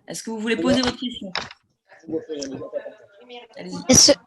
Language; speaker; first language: French; native; French